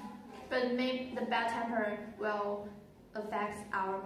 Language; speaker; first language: English; non-native, learner; Chinese